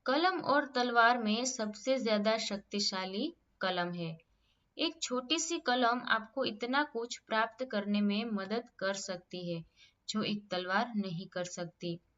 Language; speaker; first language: Hindi; non-native, local second language; Gujarati